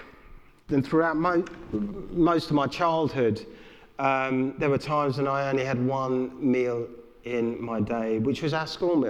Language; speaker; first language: English; native; English